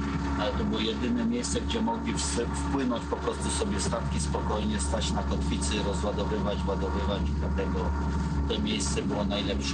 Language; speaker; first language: Polish; native; Polish